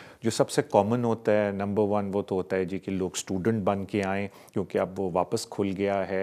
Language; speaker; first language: Urdu; native; Urdu